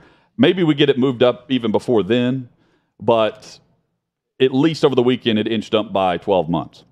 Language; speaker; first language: English; native; English